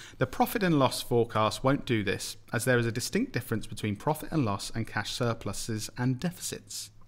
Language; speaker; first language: English; native; English